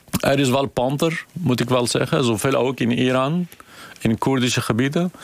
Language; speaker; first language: Dutch; non-native, fluent; Kurdish